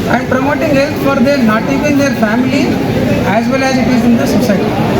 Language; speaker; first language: English; non-native, local second language; Telugu